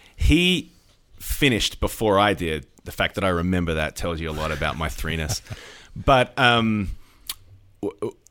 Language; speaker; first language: English; native; English